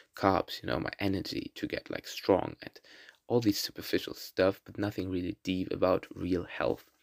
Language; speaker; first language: English; non-native, fluent; German